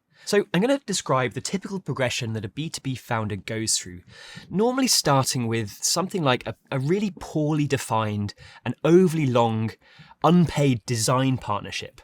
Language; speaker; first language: English; native; English